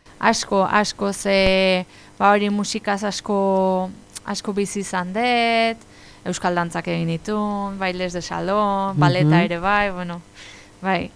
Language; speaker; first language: Basque; native; Basque